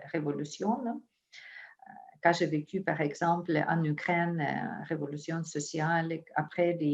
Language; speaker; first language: French; non-native, fluent; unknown